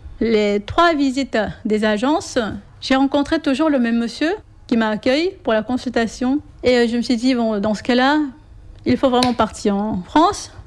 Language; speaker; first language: French; non-native, fluent; Korean